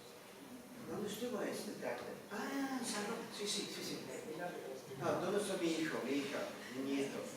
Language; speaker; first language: Spanish; non-native, learner; Dutch